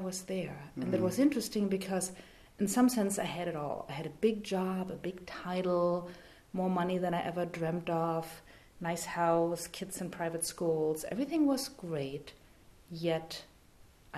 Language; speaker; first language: English; non-native, fluent; German